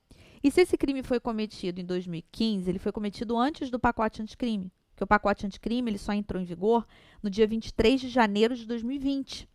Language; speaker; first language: Portuguese; native; Portuguese